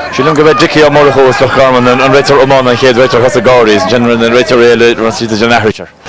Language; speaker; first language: Irish; native; Irish